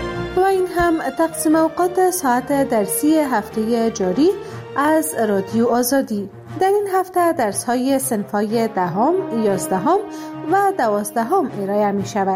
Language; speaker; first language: Persian; native; Persian